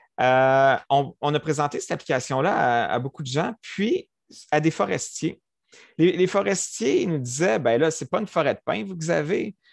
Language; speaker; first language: French; native; French